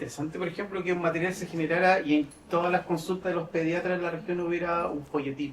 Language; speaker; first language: Spanish; native; Spanish